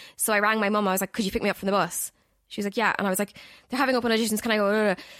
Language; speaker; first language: English; native; English